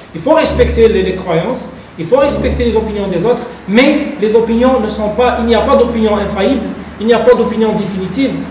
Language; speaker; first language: French; non-native, local second language; Arabic